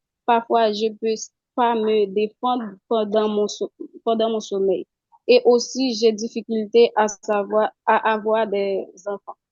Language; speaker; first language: French; non-native, local second language; Haitian Creole